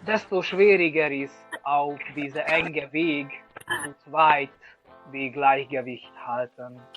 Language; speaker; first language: German; non-native, learner; Hungarian